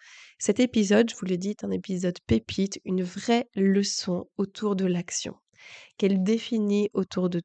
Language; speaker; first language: French; native; French